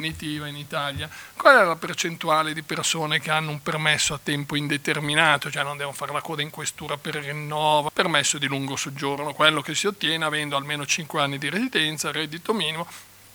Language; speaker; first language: Italian; native; Italian